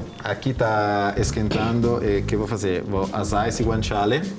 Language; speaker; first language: Portuguese; non-native, fluent; Italian